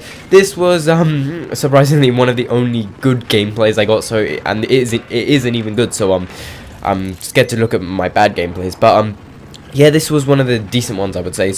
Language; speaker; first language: English; native; English